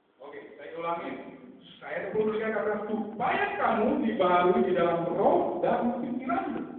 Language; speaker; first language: Indonesian; native; Indonesian